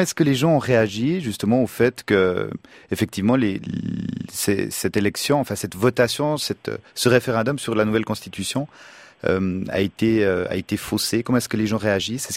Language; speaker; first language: French; native; French